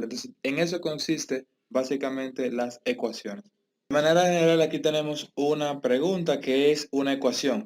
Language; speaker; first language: Spanish; native; Spanish